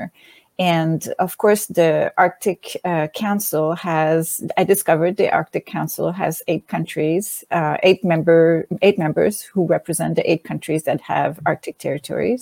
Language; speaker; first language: English; non-native, fluent; French